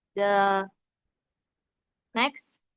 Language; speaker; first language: English; non-native, learner; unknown